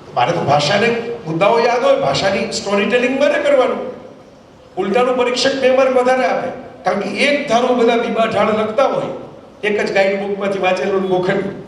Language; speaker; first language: Gujarati; native; Gujarati